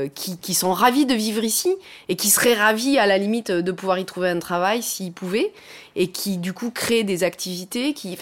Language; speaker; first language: French; native; French